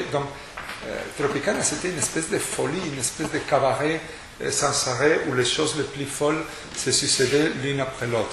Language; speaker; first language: French; non-native, fluent; Spanish